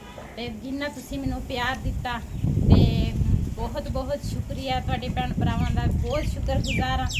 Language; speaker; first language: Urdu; non-native, local second language; Punjabi